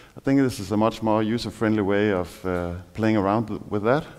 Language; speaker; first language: English; non-native, fluent; Danish